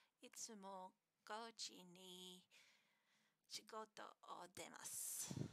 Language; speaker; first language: Japanese; non-native, learner; English